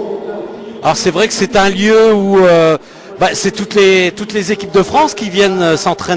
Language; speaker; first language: French; native; French